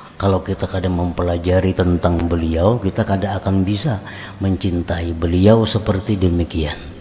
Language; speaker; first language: Indonesian; non-native, local second language; Banjar